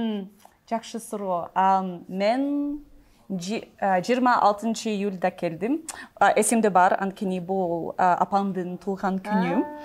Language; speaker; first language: Kyrgyz; non-native, learner; English